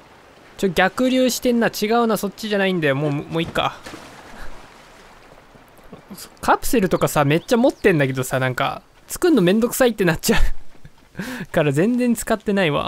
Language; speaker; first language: Japanese; native; Japanese